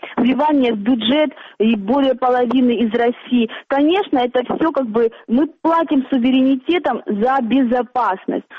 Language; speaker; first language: Russian; native; Russian